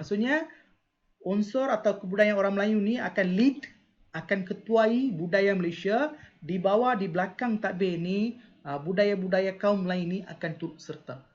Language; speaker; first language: Malay; non-native, local second language; Tamil